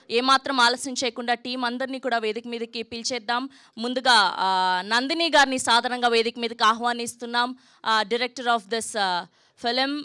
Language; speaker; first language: Telugu; native; Telugu